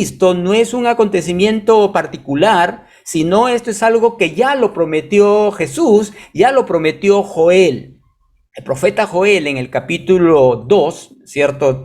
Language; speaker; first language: Spanish; native; Spanish